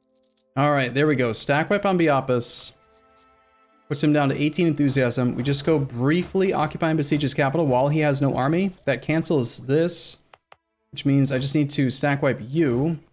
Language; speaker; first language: English; native; English